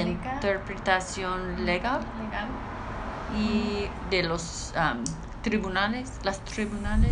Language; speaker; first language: Spanish; non-native, learner; English